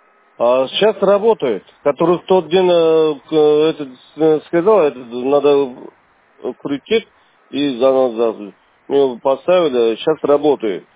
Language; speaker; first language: Russian; non-native, learner; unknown